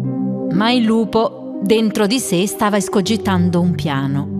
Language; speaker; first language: Italian; native; Italian